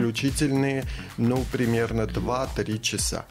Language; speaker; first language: Russian; non-native, fluent; Armenian